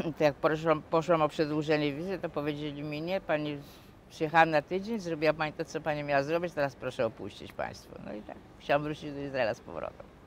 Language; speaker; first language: Polish; native; Polish